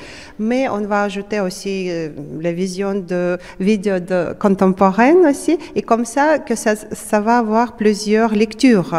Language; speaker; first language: French; non-native, fluent; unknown